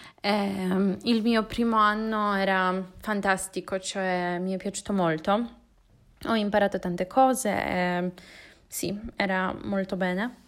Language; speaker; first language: Italian; non-native, learner; Polish